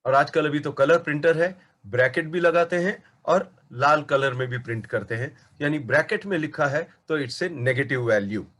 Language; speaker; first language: Hindi; non-native, local second language; Marathi